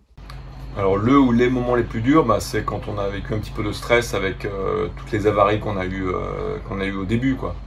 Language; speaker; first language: French; native; French